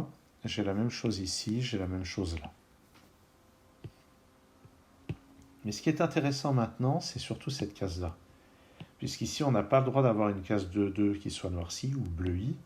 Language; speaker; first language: French; native; French